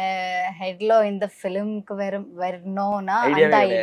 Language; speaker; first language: Tamil; non-native, learner; Malayalam